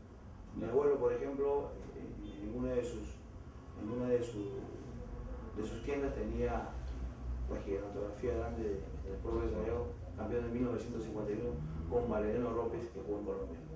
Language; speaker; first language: Spanish; native; Spanish